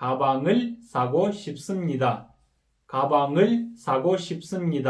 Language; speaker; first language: Korean; non-native, fluent; Kyrgyz